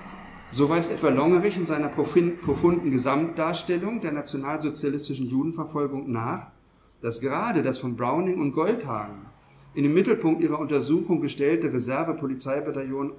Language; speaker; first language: German; native; German